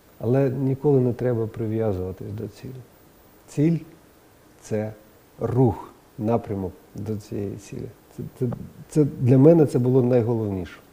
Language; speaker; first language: Ukrainian; non-native, local second language; Russian